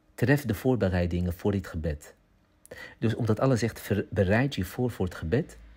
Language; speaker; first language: Dutch; early bilingual, other home language; Arabic